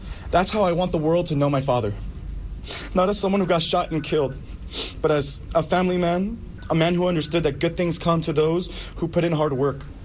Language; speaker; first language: English; early bilingual, other home language; Spanish